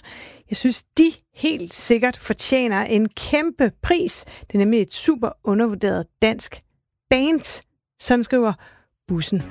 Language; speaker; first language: Danish; native; Danish